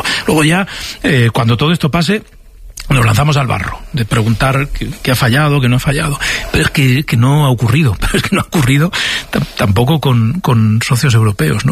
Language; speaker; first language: Spanish; native; Spanish